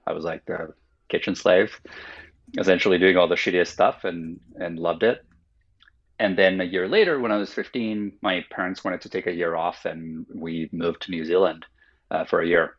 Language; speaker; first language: English; non-native, fluent; Finnish